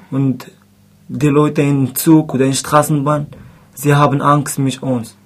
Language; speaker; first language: German; non-native, learner; Arabic